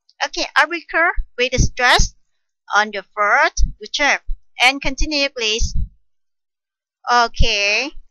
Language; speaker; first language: English; non-native, fluent; Vietnamese